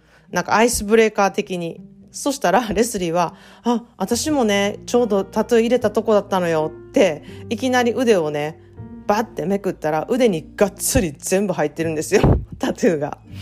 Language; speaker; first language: Japanese; native; Japanese